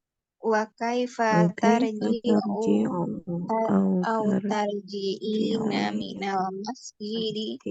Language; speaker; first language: Arabic; non-native, learner; Indonesian